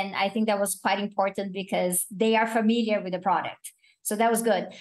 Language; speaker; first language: English; non-native, fluent; Portuguese